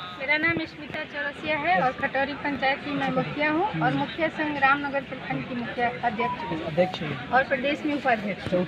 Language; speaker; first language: Hindi; native; Hindi